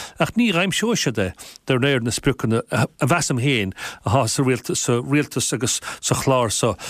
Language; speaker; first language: Irish; native; Irish